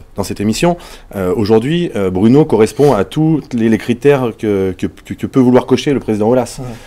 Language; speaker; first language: French; native; French